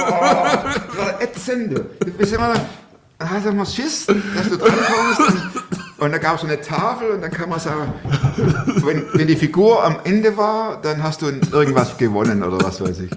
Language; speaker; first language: German; native; German